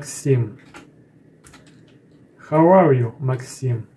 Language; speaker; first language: English; non-native, learner; Russian